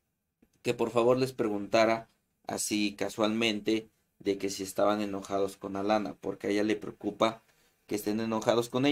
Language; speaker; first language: Spanish; native; Spanish